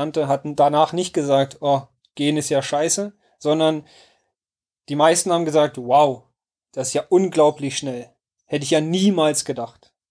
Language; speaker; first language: German; native; German